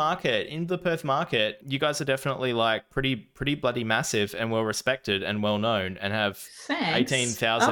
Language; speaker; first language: English; native; English